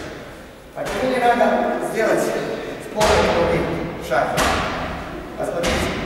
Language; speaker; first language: Russian; non-native, learner; Serbian